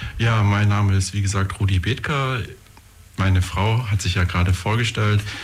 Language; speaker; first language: German; native; German